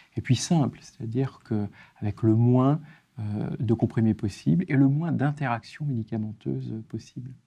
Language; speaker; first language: French; native; French